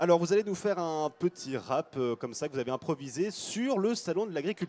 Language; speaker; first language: French; native; French